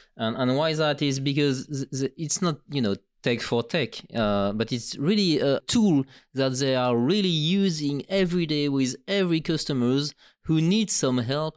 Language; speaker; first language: English; non-native, fluent; French